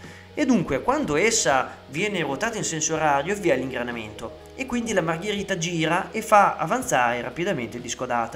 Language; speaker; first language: Italian; native; Italian